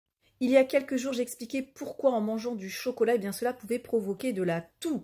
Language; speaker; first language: French; native; French